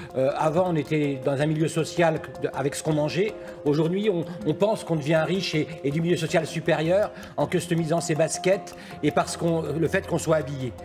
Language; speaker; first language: French; native; French